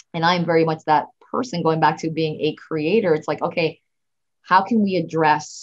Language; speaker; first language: English; native; English